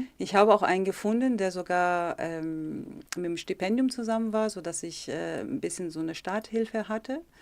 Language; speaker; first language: German; early bilingual, heritage; German